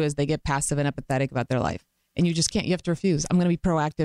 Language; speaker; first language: English; non-native, fluent; Croatian